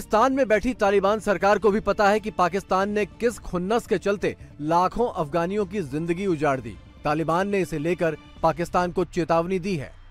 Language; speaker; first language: Hindi; native; Hindi